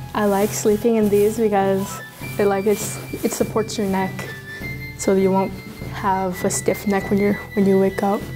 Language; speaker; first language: English; native; English